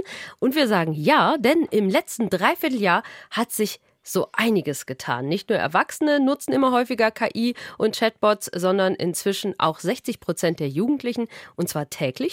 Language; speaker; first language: German; native; German